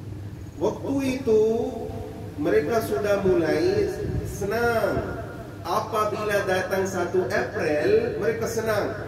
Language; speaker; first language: Indonesian; non-native, fluent; Urdu